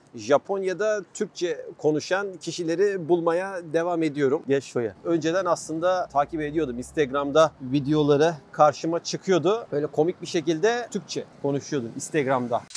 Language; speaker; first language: Turkish; native; Turkish